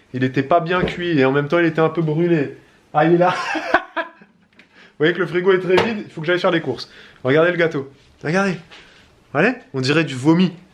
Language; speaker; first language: French; native; French